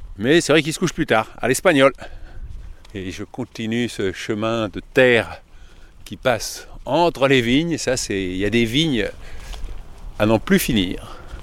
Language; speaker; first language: French; native; French